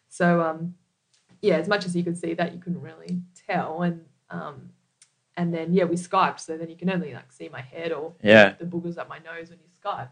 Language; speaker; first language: English; native; English